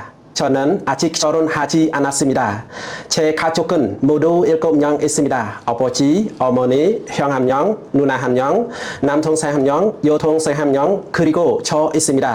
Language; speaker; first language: Korean; non-native, learner; Khmer